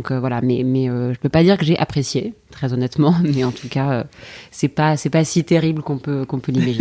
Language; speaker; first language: French; native; French